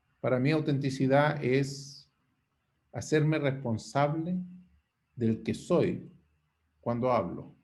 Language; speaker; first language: Spanish; native; Spanish